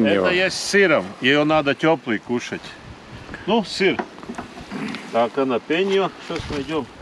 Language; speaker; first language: Russian; non-native, local second language; Latvian